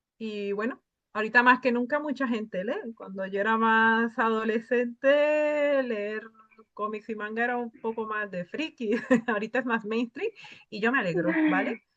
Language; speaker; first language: Spanish; native; Spanish